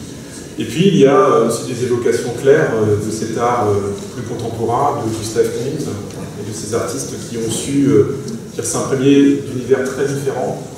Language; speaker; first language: French; native; French